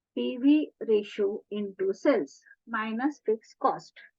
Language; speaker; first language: Hindi; non-native, local second language; Marathi